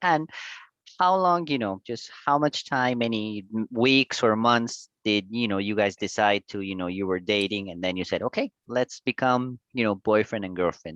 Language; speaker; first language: English; non-native, fluent; Spanish